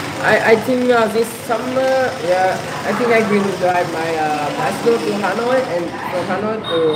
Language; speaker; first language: English; non-native, learner; Vietnamese